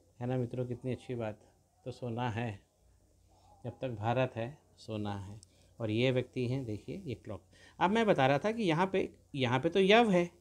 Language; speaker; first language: Hindi; native; Hindi